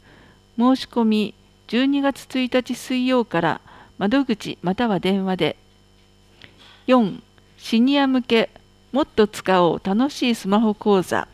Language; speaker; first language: Japanese; native; Japanese